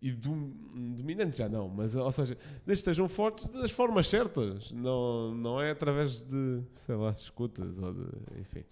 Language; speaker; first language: Portuguese; native; Portuguese